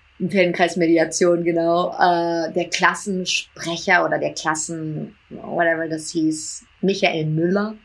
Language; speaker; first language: German; early bilingual, heritage; German